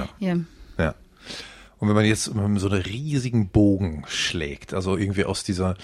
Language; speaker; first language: German; native; German